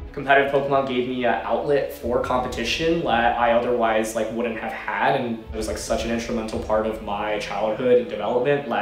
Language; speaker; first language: English; native; English